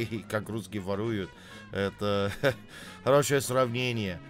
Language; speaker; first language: Russian; non-native, fluent; English